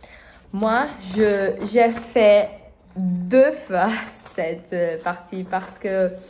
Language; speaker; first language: French; non-native, learner; Portuguese